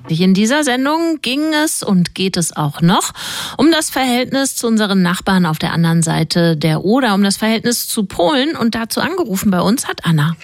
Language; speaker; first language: German; native; German